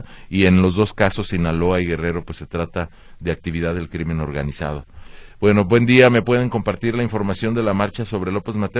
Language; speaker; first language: Spanish; native; Spanish